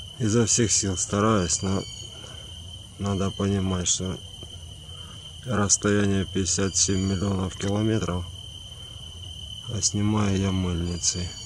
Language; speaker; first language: Russian; native; Russian